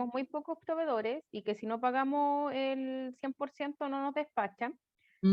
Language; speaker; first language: Spanish; native; Spanish